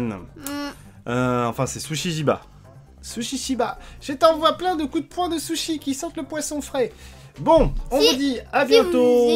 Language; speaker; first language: French; native; French